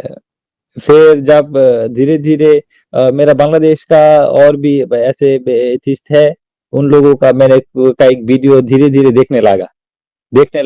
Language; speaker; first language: Hindi; non-native, learner; Bangla